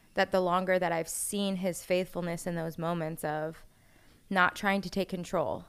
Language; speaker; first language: English; native; English